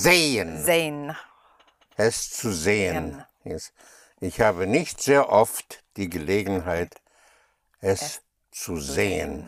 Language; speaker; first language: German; non-native, fluent; English